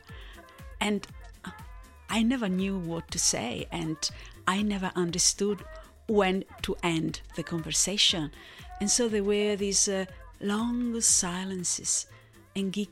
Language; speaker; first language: English; non-native, fluent; Italian